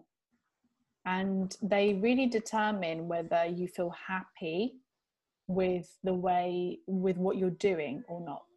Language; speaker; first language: English; early bilingual, other home language; Italian